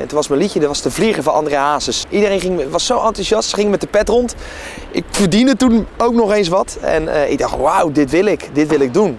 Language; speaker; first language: Dutch; native; Dutch